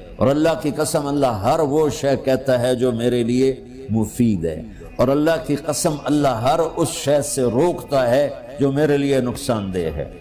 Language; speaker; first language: Urdu; non-native, local second language; Punjabi